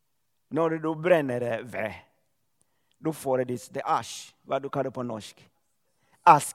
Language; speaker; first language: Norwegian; non-native, learner; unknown